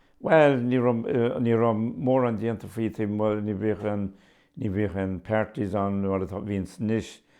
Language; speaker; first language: Irish; native; Irish